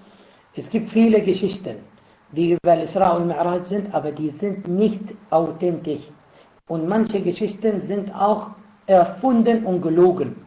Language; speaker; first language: German; non-native, fluent; Arabic